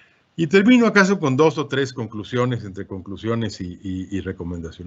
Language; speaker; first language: Spanish; native; Spanish